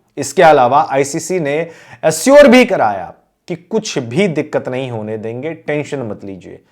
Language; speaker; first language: Hindi; native; Hindi